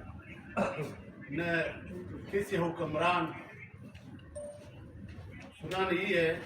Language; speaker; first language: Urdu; non-native, local second language; Pashto